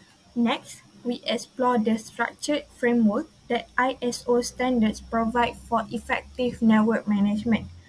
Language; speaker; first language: English; non-native, local second language; Malay